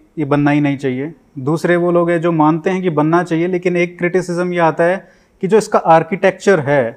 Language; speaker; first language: Hindi; native; Hindi